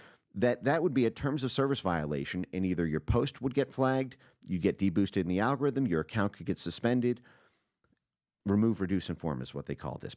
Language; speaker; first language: English; native; English